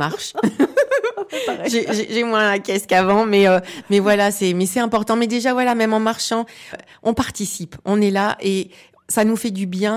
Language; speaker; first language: French; native; French